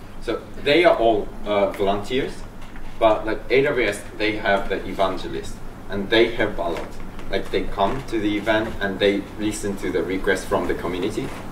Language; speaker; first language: English; non-native, fluent; Japanese